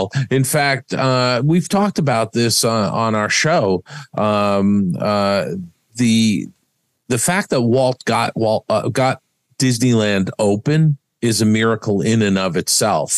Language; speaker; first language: English; native; English